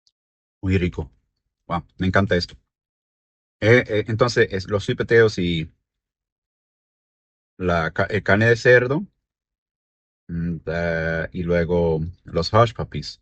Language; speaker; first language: Spanish; early bilingual, heritage; Spanish